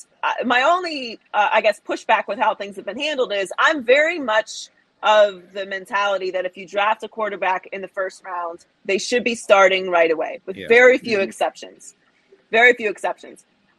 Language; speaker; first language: English; native; English